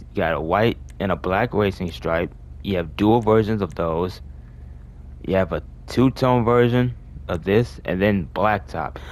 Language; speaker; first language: English; native; English